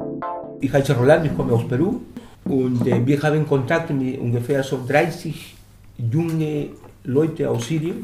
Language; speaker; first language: German; non-native, learner; Spanish